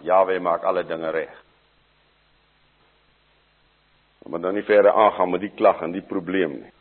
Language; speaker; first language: Afrikaans; native; Afrikaans